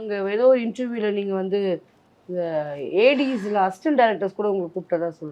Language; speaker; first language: Tamil; native; Tamil